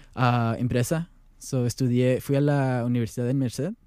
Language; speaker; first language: Spanish; early bilingual, heritage; Spanish